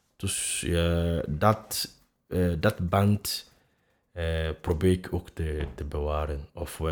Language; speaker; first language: Dutch; non-native, fluent; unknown